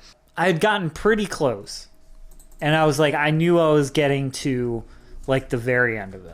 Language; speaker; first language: English; native; English